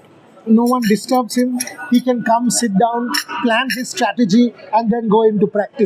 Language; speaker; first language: English; non-native, local second language; Bangla